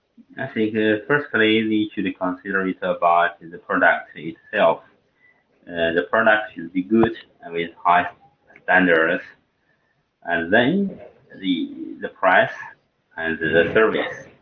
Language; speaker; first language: English; non-native, learner; Chinese